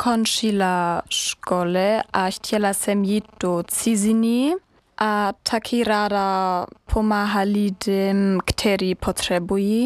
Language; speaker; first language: Czech; non-native, learner; German